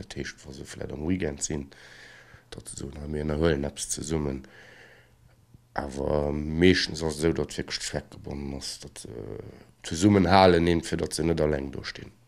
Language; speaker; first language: German; non-native, local second language; Luxembourgish